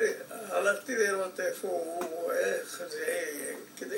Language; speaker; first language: Hebrew; non-native, fluent; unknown